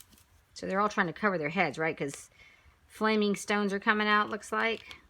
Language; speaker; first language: English; native; English